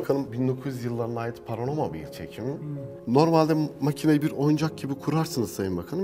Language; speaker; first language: Turkish; native; Turkish